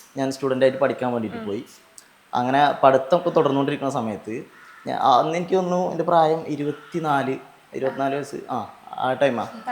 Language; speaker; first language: Malayalam; native; Malayalam